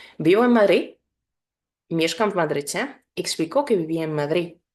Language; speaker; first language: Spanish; non-native, fluent; Polish